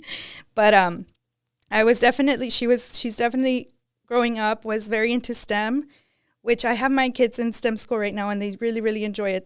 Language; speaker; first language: English; early bilingual, other home language; Spanish